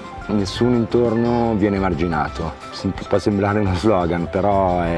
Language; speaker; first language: Italian; native; Italian